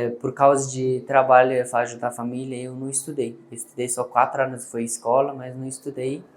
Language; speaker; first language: Portuguese; non-native, learner; Persian